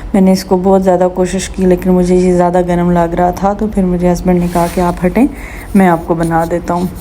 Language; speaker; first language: Urdu; non-native, local second language; Punjabi